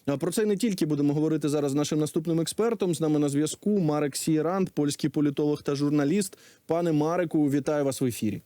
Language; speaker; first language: Ukrainian; native; Ukrainian